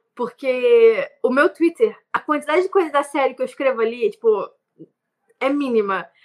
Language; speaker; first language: Portuguese; native; Portuguese